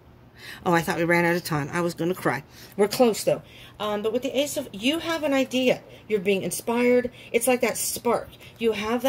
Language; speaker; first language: English; native; English